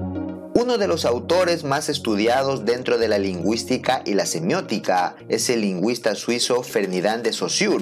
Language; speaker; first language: Spanish; native; Spanish